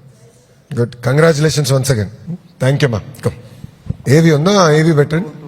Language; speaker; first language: Telugu; native; Telugu